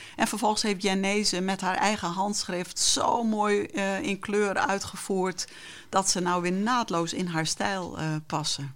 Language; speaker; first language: Dutch; non-native, local second language; Western Frisian